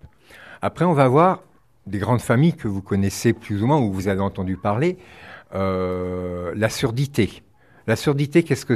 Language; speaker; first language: French; native; French